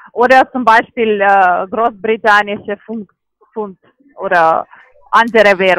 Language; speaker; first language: German; non-native, learner; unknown